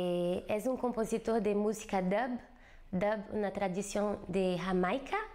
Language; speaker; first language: Spanish; non-native, fluent; Portuguese